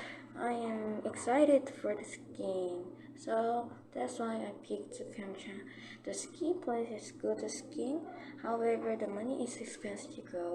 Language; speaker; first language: English; non-native, learner; Korean